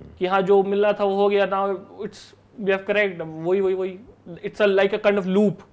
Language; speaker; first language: Hindi; native; Hindi